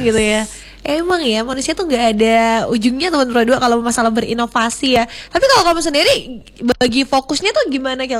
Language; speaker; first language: Indonesian; native; Indonesian